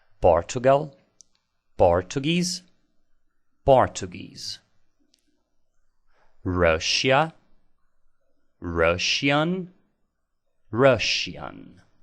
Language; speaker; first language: English; non-native, fluent; Portuguese